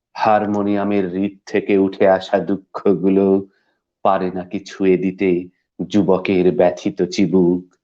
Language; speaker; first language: Bangla; native; Bangla